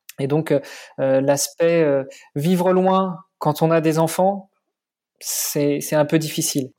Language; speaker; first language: French; native; French